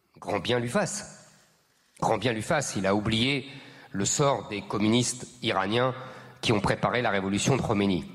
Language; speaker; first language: French; native; French